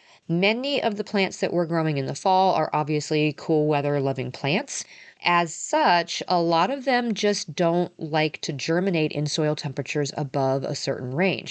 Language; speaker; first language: English; native; English